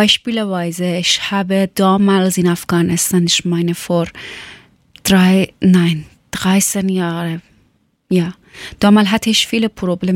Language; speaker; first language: German; non-native, learner; Persian